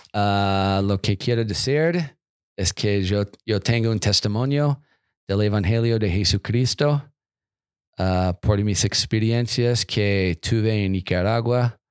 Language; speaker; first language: Spanish; non-native, learner; English